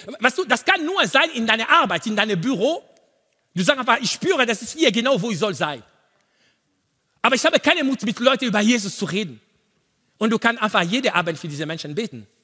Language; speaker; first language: German; non-native, learner; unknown